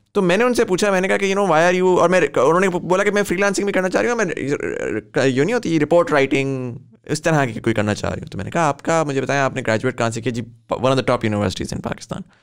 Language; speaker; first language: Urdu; native; Urdu